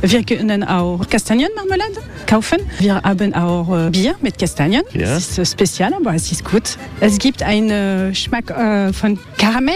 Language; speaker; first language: German; non-native, learner; French